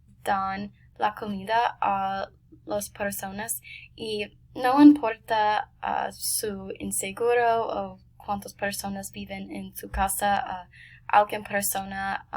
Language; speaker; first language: Spanish; non-native, learner; English